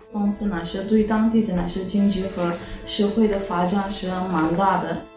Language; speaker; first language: Chinese; non-native, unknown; Turkish